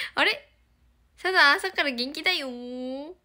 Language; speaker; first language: Japanese; native; Japanese